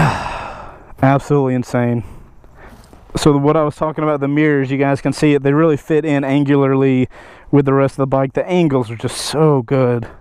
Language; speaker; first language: English; native; English